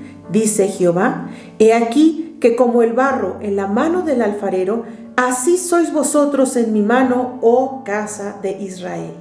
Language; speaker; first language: Spanish; native; Spanish